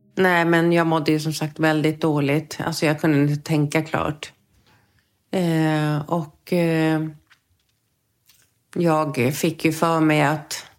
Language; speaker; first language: Swedish; native; Swedish